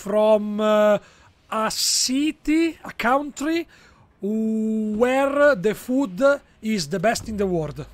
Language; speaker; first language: English; non-native, learner; Italian